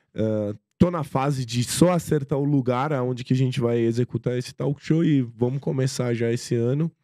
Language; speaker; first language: Portuguese; non-native, fluent; Persian